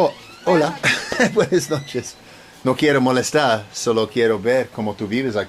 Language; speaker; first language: Spanish; non-native, learner; English